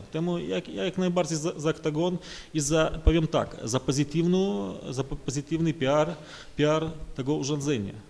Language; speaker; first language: Polish; non-native, fluent; Russian